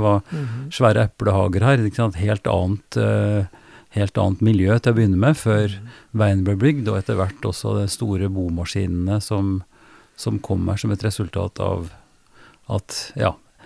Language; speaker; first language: Norwegian; native; Norwegian